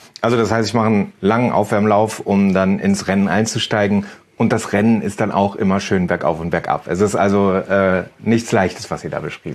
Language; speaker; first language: German; native; German